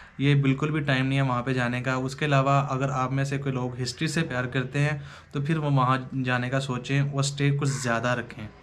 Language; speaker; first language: Urdu; non-native, local second language; Punjabi